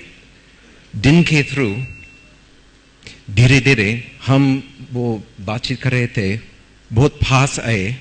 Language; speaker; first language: Hindi; non-native, learner; English